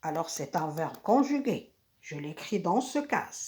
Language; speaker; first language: French; non-native, local second language; Arabic